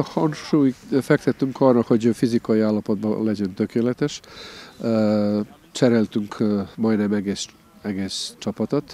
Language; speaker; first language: Hungarian; non-native, local second language; Serbian